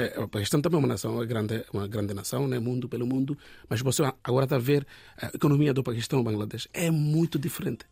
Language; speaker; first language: Portuguese; non-native, learner; Bangla